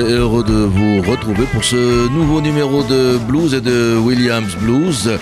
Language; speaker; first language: French; native; French